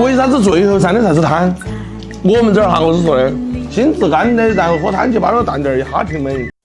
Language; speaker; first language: Chinese; native; Chinese